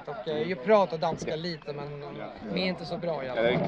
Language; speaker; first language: Swedish; non-native, learner; Italian